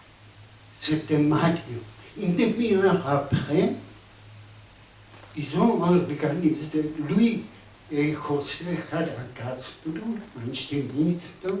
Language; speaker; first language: French; non-native, fluent; Spanish